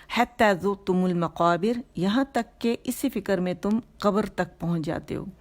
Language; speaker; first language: Urdu; native; Urdu